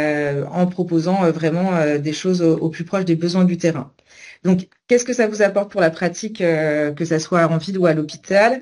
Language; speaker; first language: French; native; French